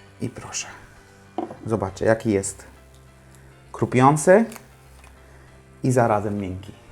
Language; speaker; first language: Polish; non-native, fluent; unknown